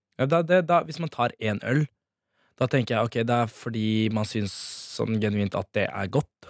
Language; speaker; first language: Norwegian; early bilingual, other home language; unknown